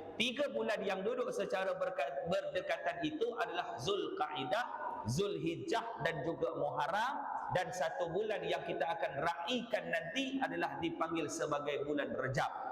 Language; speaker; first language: Malay; native; Malay